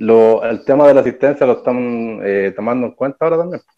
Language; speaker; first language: Spanish; native; Spanish